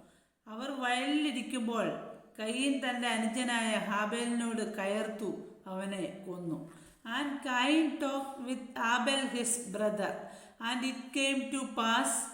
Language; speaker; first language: Malayalam; native; Malayalam